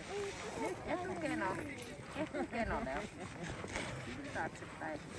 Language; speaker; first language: Finnish; native; Finnish